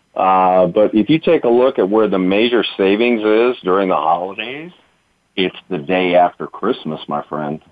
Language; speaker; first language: English; native; English